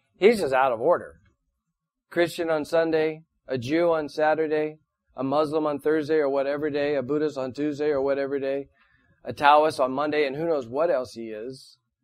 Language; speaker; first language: English; native; English